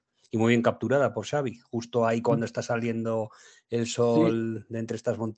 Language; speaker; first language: Spanish; native; Spanish